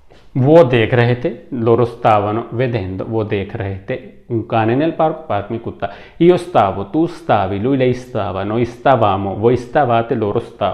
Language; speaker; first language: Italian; non-native, fluent; Urdu